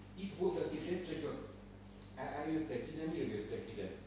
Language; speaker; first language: Hungarian; native; Hungarian